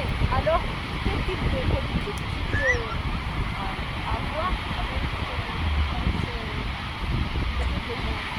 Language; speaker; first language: French; non-native, learner; Portuguese